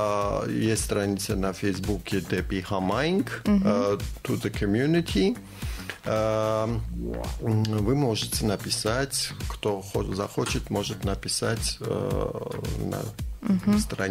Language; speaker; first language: Russian; non-native, fluent; Armenian